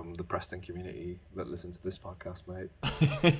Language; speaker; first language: English; native; English